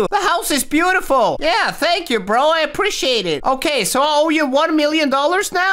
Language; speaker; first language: English; native; English